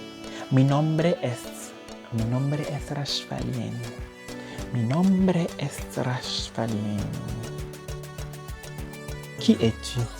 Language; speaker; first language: Spanish; non-native, learner; French